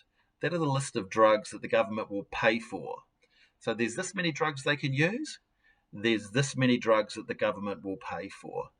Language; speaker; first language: English; native; English